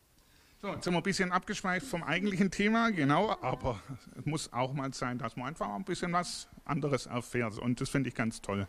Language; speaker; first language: German; native; German